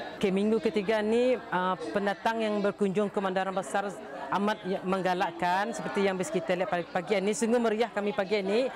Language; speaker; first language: Malay; non-native, local second language; Iban